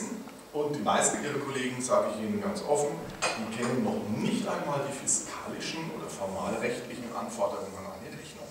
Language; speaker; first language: German; native; German